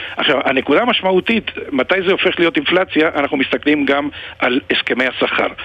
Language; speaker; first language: Hebrew; non-native, fluent; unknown